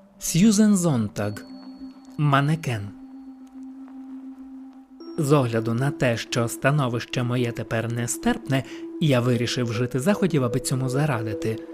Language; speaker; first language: Ukrainian; native; Ukrainian